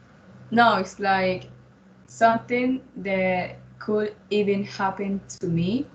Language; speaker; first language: English; non-native, learner; Spanish